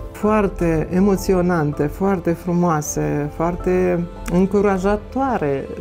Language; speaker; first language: Romanian; non-native, local second language; Ukrainian